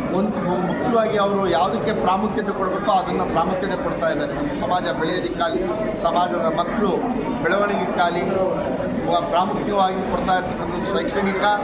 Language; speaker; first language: Kannada; non-native, local second language; Marathi